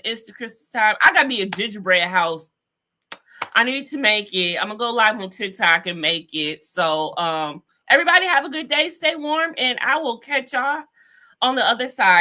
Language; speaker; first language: English; native; English